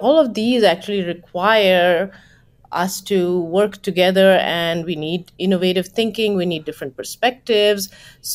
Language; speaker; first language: English; non-native, local second language; Bangla